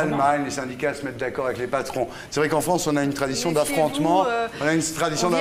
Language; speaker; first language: French; native; French